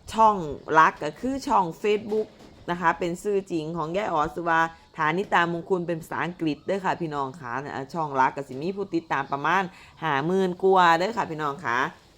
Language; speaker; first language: Thai; native; Thai